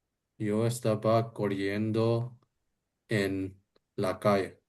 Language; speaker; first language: Spanish; non-native, learner; English